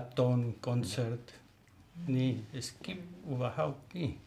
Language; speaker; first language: German; non-native, learner; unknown